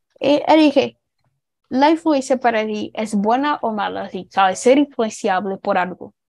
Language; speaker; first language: Spanish; non-native, learner; Portuguese